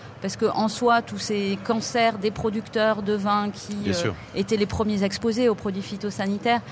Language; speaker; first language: French; native; French